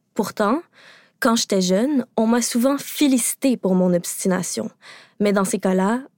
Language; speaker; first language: French; native; French